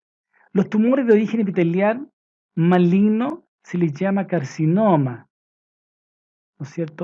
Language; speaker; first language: Spanish; native; Spanish